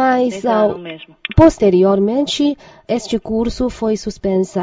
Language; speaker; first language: Portuguese; non-native, fluent; Chinese